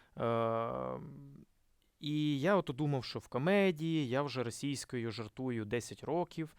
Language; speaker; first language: Ukrainian; non-native, local second language; Russian